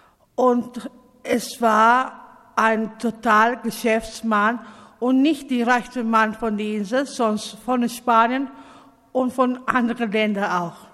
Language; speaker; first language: German; non-native, learner; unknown